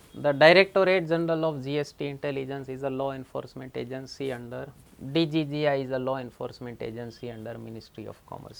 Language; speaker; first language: English; non-native, local second language; Gujarati